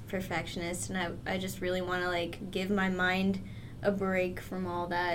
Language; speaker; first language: English; native; English